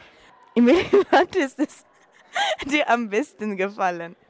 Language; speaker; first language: German; non-native, learner; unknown